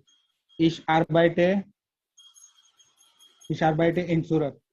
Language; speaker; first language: German; non-native, learner; Gujarati